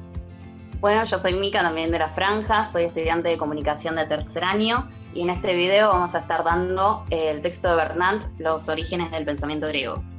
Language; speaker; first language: Spanish; native; Spanish